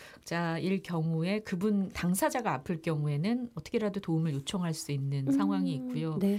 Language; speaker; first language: Korean; native; Korean